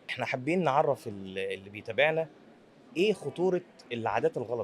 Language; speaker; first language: Arabic; native; Arabic